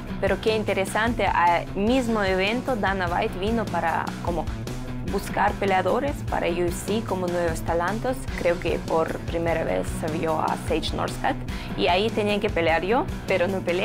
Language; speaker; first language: Spanish; non-native, fluent; Russian